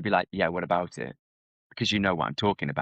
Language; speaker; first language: English; native; English